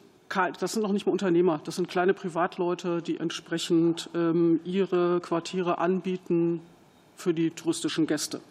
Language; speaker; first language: German; native; German